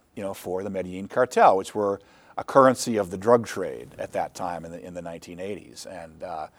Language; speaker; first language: English; native; English